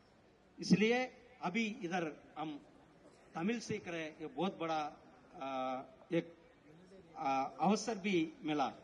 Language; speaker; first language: Hindi; non-native, local second language; Tamil